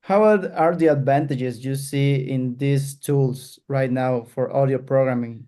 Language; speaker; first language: English; non-native, fluent; Spanish